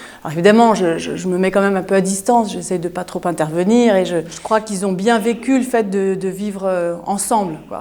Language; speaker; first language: French; native; French